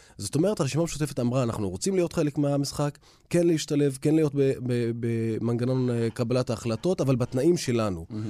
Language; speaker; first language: Hebrew; non-native, local second language; Arabic